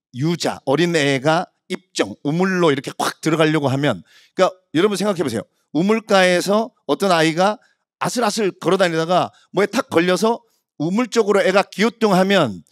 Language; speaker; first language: Korean; native; Korean